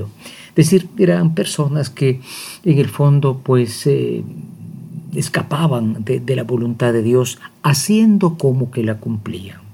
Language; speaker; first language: Spanish; native; Spanish